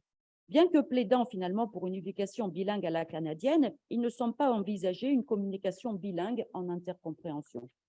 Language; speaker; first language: French; native; French